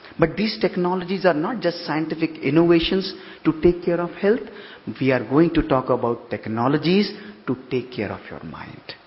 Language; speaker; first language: English; non-native, local second language; Hindi